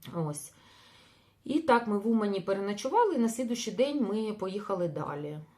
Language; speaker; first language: Ukrainian; non-native, local second language; Russian